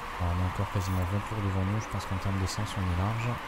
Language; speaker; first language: French; native; French